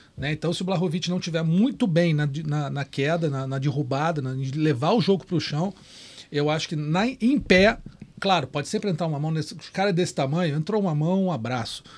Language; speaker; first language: Portuguese; native; Portuguese